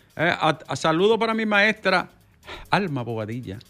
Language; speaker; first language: Spanish; native; Spanish